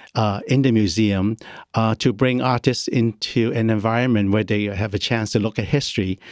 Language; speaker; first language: English; non-native, local second language; Cantonese